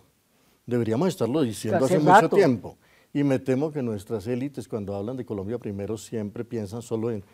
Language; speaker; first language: Spanish; native; Spanish